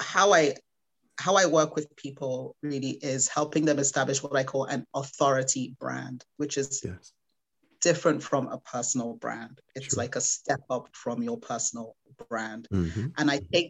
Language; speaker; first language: English; non-native, local second language; Igbo